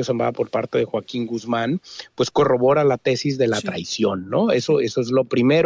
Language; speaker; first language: Spanish; native; Spanish